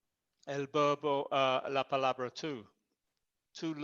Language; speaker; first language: Spanish; non-native, fluent; English